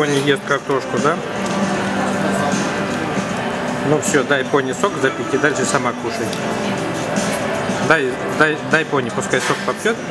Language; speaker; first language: Russian; native; Russian